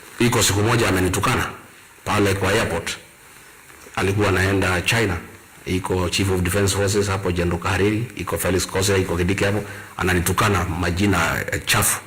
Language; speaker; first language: Swahili; non-native, local second language; Kikuyu